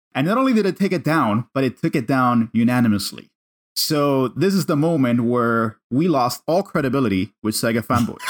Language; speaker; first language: English; non-native, fluent; Spanish